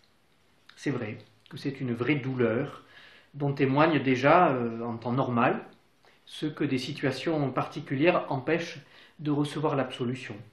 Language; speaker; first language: French; native; French